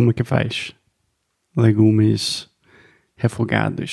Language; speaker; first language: Portuguese; non-native, fluent; English